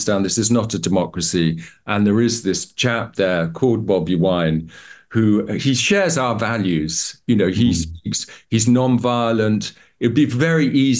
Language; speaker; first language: English; native; English